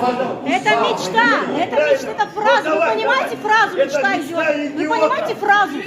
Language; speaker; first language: Russian; non-native, local second language; Kazakh